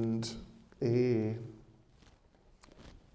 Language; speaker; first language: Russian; non-native, learner; English